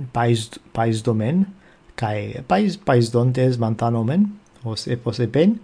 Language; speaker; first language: Greek; non-native, fluent; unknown